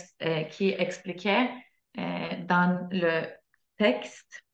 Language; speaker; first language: French; non-native, learner; Turkish